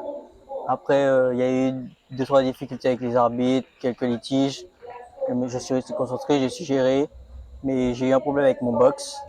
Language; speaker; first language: French; native; French